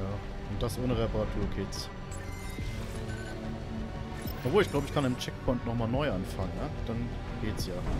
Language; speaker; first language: German; native; German